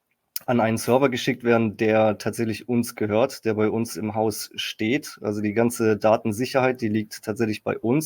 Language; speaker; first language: German; native; German